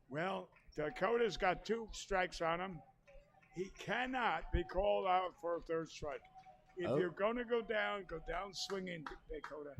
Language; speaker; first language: English; native; English